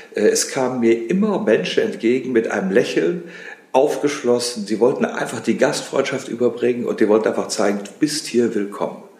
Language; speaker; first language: German; native; German